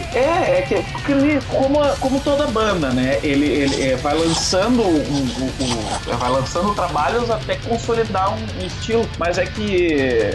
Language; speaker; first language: Portuguese; native; Portuguese